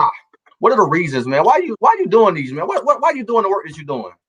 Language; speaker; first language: English; native; English